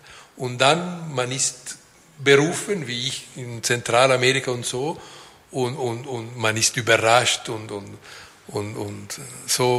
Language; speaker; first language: German; non-native, local second language; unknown